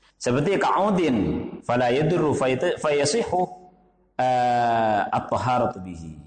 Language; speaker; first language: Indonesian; non-native, local second language; Madurese